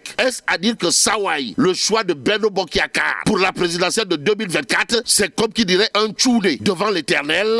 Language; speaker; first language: French; non-native, local second language; Wolof